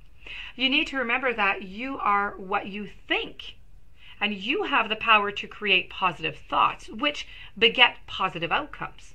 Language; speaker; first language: English; non-native, local second language; French